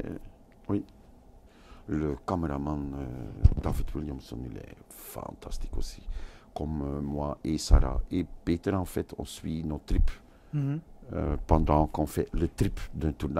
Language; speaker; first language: French; non-native, local second language; Dutch